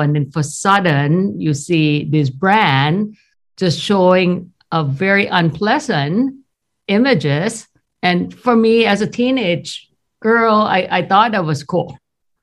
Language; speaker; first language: English; non-native, fluent; Thai